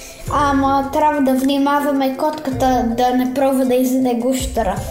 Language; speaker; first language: Bulgarian; early bilingual, heritage; Bulgarian